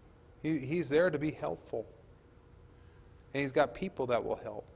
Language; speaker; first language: English; native; English